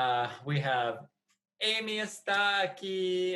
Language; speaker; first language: Spanish; non-native, fluent; English